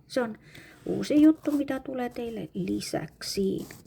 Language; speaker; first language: Finnish; non-native, fluent; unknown